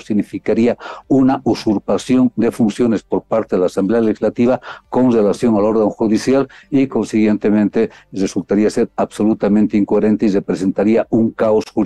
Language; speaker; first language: Spanish; native; Spanish